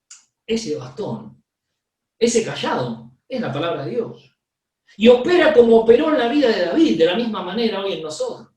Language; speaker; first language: Spanish; native; Spanish